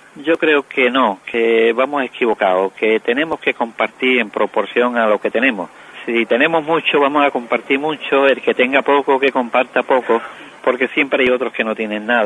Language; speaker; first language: Spanish; native; Spanish